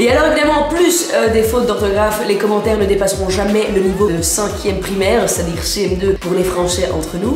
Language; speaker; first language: French; native; French